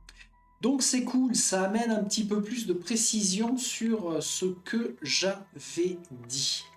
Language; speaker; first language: French; native; French